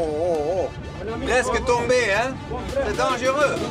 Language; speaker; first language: French; non-native, learner; Dutch